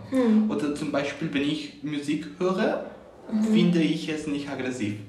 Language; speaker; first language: German; non-native, learner; Spanish